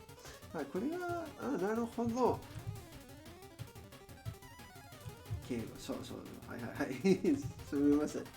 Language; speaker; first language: Japanese; non-native, learner; Spanish